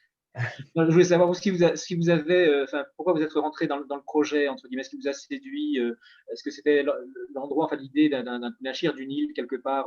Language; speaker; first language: French; native; French